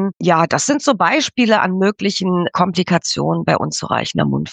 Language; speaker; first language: German; native; German